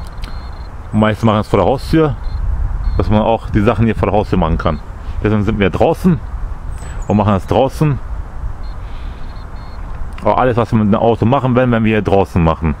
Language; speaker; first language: German; early bilingual, other home language; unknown